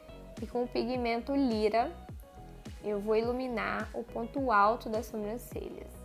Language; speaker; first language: Portuguese; native; Portuguese